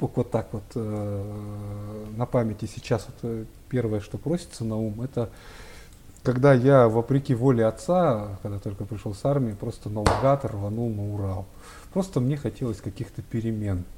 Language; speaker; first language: Russian; native; Russian